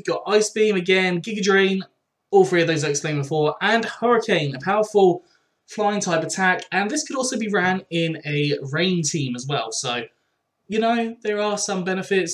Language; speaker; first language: English; native; English